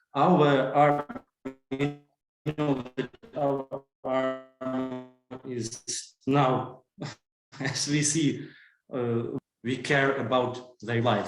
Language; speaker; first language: English; non-native, learner; Ukrainian